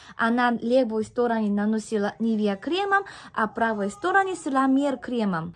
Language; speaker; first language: Russian; non-native, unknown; Korean